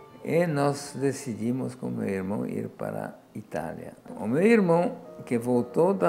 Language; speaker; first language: Portuguese; non-native, fluent; Polish